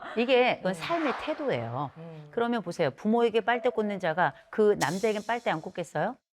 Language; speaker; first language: Korean; native; Korean